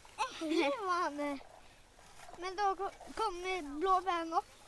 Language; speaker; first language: Norwegian; early bilingual, other home language; Thai